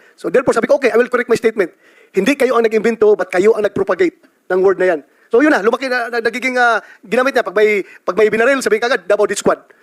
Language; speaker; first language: Filipino; non-native, local second language; Cebuano